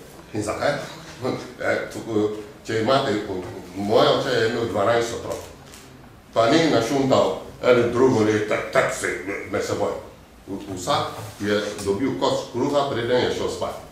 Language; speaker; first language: Slovenian; non-native, fluent; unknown